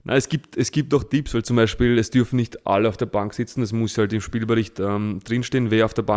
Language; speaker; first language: German; early bilingual, other home language; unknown